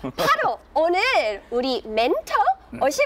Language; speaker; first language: Korean; non-native, learner; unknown